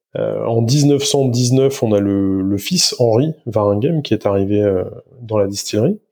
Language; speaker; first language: French; native; French